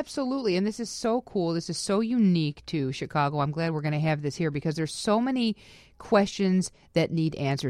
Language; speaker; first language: English; native; English